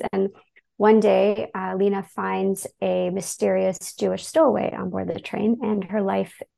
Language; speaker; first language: English; native; English